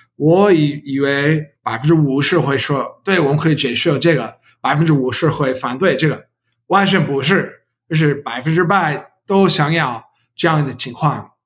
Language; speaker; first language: Chinese; non-native, learner; English